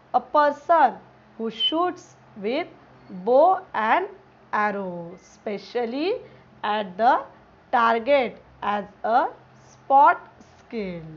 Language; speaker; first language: English; non-native, local second language; Marathi